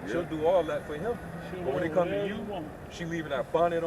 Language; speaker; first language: English; native; English